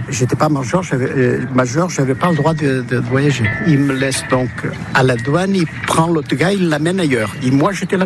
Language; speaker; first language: French; early bilingual, other home language; Portuguese